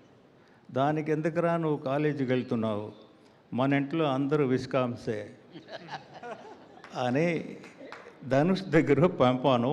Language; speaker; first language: Telugu; non-native, learner; Tamil